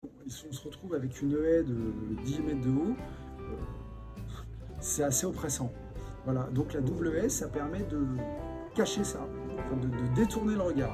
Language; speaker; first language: French; native; French